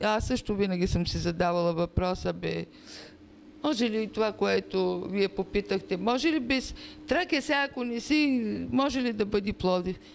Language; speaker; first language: Bulgarian; native; Bulgarian